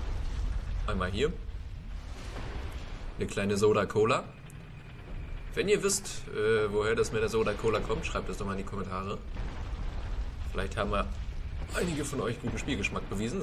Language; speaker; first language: German; native; German